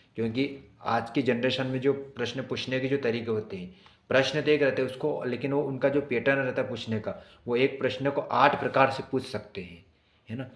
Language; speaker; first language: Hindi; native; Hindi